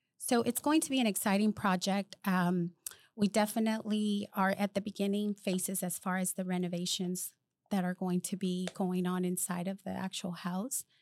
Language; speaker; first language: English; early bilingual, other home language; Spanish